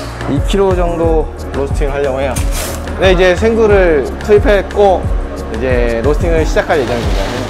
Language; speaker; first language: Korean; early bilingual, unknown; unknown